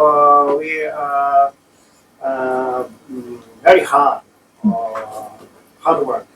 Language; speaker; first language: English; non-native, learner; Japanese